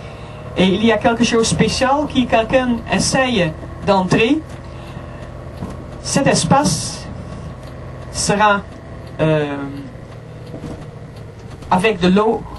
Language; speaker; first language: French; non-native, fluent; Dutch